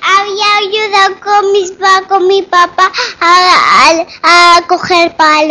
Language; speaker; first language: Spanish; early bilingual, other home language; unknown